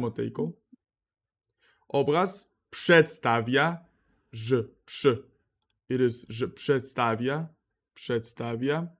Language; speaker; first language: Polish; non-native, learner; Russian